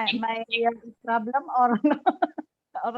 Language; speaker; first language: English; non-native, learner; Indonesian